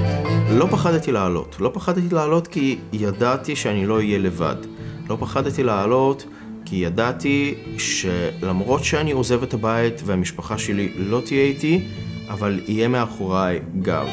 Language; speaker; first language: Hebrew; non-native, fluent; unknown